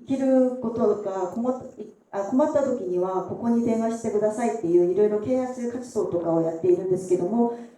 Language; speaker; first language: Japanese; non-native, fluent; Korean